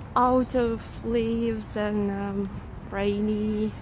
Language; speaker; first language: English; non-native, fluent; Russian